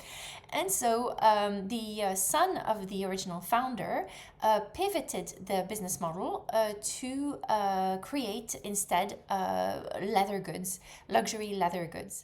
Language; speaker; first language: English; non-native, fluent; French